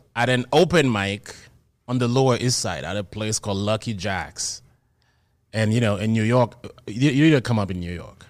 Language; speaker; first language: English; non-native, fluent; Haitian Creole